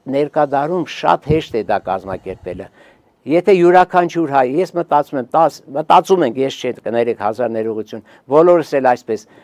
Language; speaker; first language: Armenian; native; Armenian